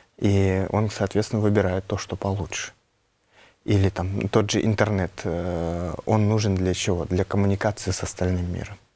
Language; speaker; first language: Russian; non-native, local second language; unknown